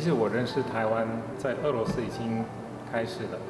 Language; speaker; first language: Chinese; non-native, fluent; Russian